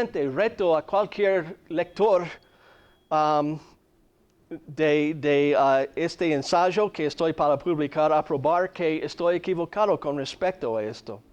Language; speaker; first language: Spanish; non-native, fluent; English